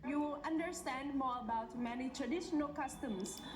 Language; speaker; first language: English; non-native, learner; Vietnamese